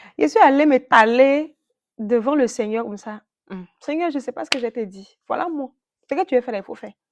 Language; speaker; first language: French; native; French